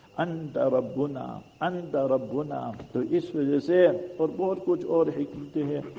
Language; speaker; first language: Urdu; non-native, local second language; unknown